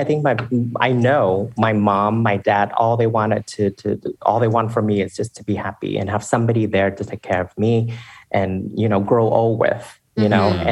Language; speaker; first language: English; non-native, fluent; Vietnamese